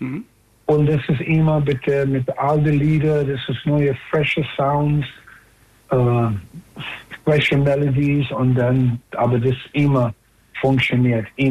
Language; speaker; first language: German; non-native, learner; English